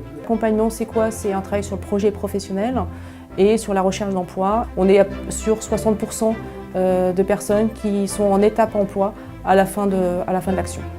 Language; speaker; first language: French; native; French